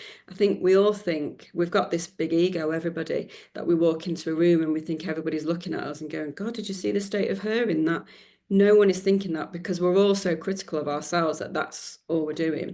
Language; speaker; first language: English; native; English